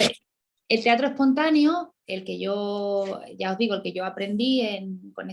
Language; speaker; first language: Spanish; native; Spanish